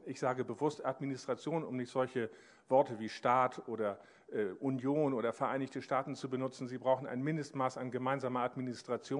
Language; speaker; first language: German; native; German